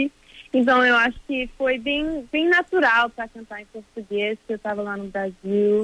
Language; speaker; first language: Portuguese; early bilingual, heritage; Portuguese